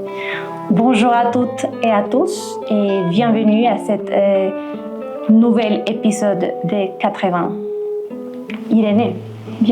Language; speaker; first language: French; non-native, fluent; Spanish